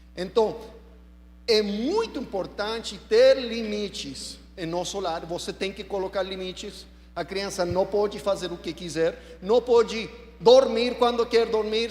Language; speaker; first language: Portuguese; non-native, fluent; English